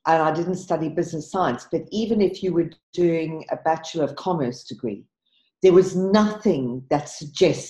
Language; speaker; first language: English; native; English